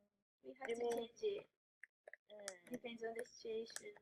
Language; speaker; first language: English; non-native, learner; Japanese